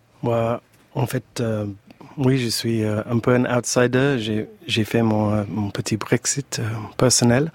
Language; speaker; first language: French; non-native, fluent; English